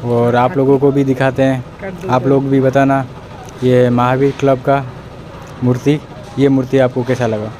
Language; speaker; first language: Hindi; non-native, local second language; Odia